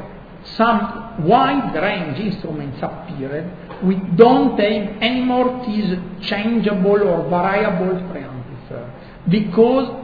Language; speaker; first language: English; non-native, fluent; Italian